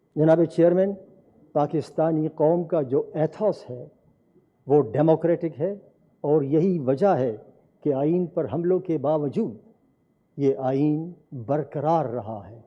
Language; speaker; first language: Urdu; non-native, local second language; Pashto